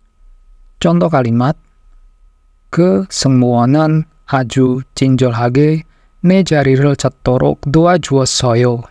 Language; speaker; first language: Korean; non-native, fluent; Indonesian